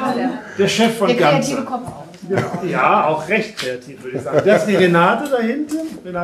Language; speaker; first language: German; native; German